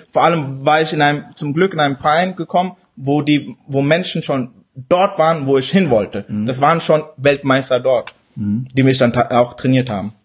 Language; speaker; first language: German; early bilingual, other home language; Urdu